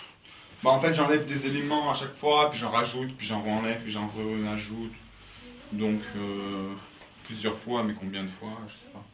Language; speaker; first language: French; native; French